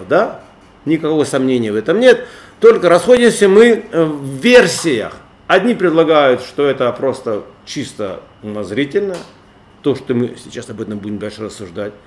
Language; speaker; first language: Russian; native; Russian